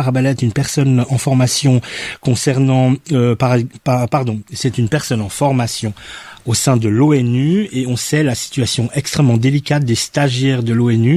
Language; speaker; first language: French; native; French